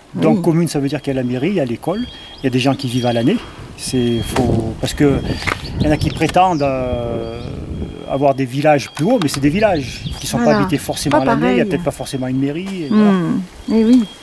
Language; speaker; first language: French; native; French